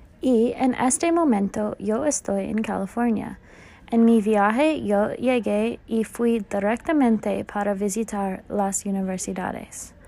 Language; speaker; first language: Spanish; non-native, learner; English